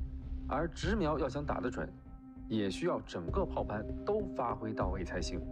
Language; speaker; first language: Chinese; native; Chinese